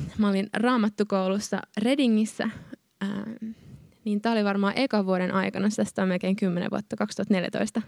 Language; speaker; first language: Finnish; native; Finnish